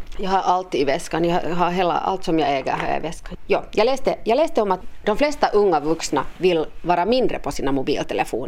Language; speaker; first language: Swedish; native; Swedish